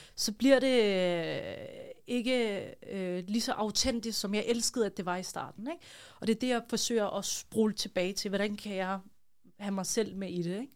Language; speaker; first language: Danish; early bilingual, other home language; Arabic